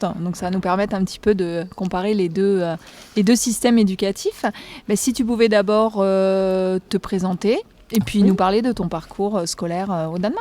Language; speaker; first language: French; native; French